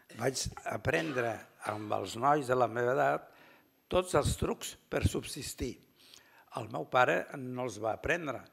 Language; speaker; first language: Catalan; early bilingual, heritage; Catalan